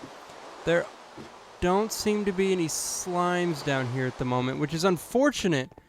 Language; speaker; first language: English; native; English